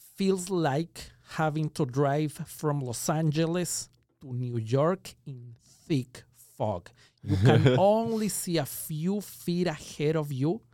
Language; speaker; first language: English; non-native, fluent; Spanish